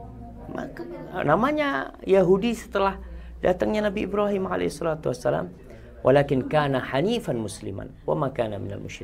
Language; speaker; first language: Indonesian; native; Indonesian